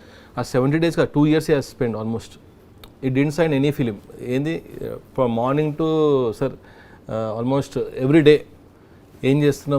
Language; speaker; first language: Telugu; native; Telugu